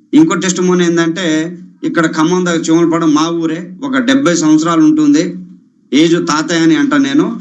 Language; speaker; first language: Telugu; non-native, local second language; Lambadi